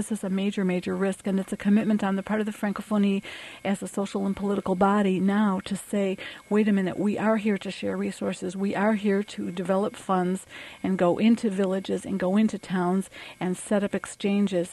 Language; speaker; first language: English; early bilingual, other home language; French